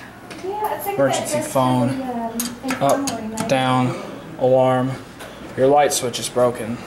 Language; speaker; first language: English; native; English